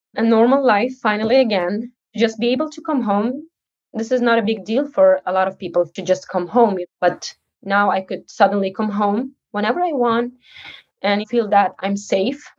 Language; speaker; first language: English; early bilingual, other home language; Uzbek